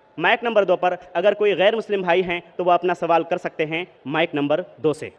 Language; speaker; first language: Hindi; native; Hindi